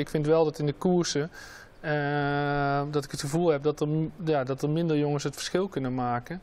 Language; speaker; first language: Dutch; native; Dutch